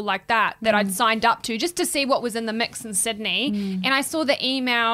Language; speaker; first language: English; native; English